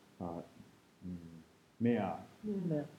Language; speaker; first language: German; non-native, learner; Japanese